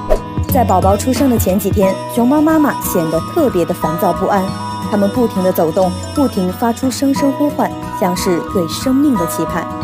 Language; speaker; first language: Chinese; native; Chinese